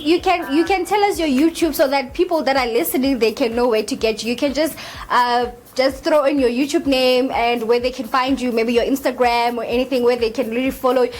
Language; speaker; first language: English; non-native, local second language; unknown